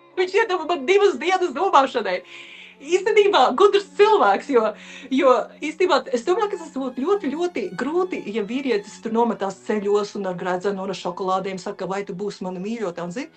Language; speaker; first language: Latvian; native; Latvian